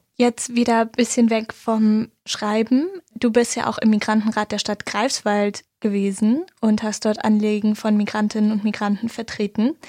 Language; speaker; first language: German; native; German